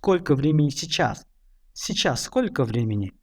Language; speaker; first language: Russian; non-native, fluent; Tajik